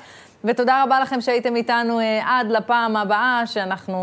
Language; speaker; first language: Hebrew; native; Hebrew